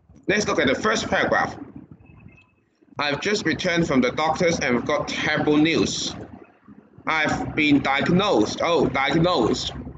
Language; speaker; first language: English; non-native, local second language; Cantonese